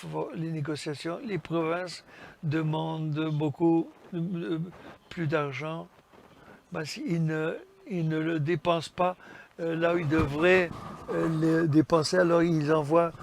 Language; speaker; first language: French; non-native, fluent; English